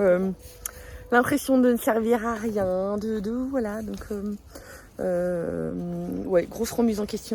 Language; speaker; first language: French; native; French